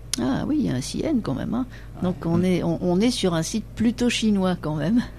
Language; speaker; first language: French; native; French